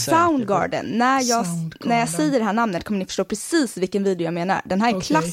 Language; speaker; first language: Swedish; native; Swedish